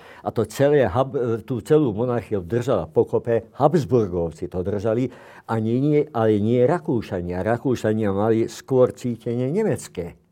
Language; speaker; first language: Slovak; non-native, local second language; Hungarian